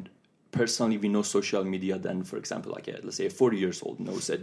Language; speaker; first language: English; non-native, fluent; Persian